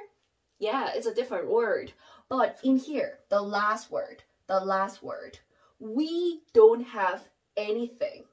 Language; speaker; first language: English; non-native, learner; Korean